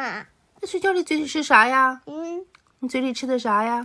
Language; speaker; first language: Chinese; native; Chinese